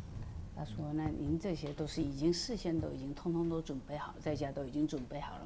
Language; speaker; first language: Chinese; native; Chinese